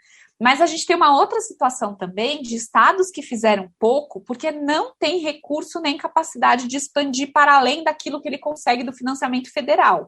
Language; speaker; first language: Portuguese; native; Portuguese